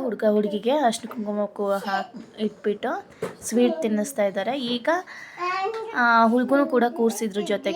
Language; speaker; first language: Kannada; native; Kannada